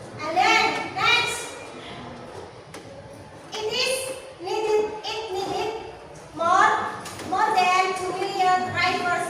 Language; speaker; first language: English; non-native, learner; Indonesian